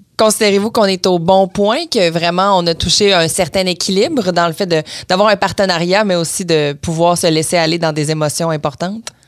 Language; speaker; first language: French; native; French